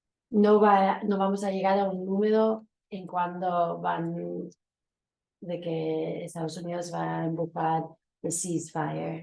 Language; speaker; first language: Spanish; early bilingual, heritage; Spanish